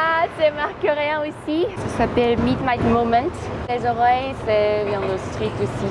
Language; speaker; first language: French; non-native, learner; Korean